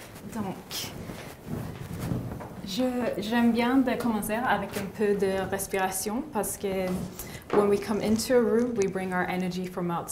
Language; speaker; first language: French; non-native, learner; English